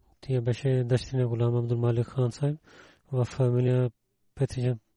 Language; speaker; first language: Bulgarian; non-native, learner; Urdu